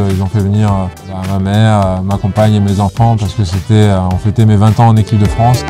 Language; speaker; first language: French; native; French